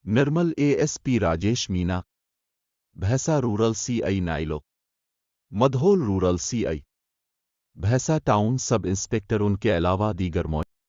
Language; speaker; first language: Urdu; native; Urdu